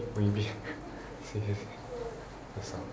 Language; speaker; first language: Spanish; non-native, learner; Chinese